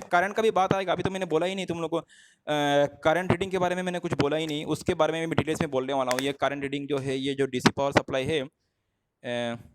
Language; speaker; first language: Hindi; non-native, local second language; Assamese